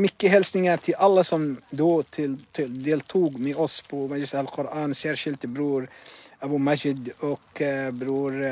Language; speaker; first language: Swedish; non-native, fluent; Arabic